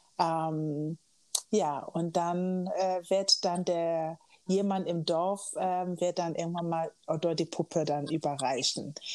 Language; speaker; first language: German; early bilingual, other home language; Akan